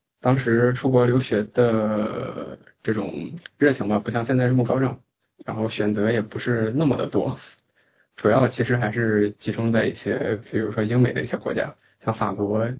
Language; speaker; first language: Chinese; native; Chinese